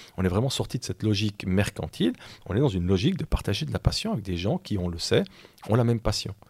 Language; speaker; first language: French; native; French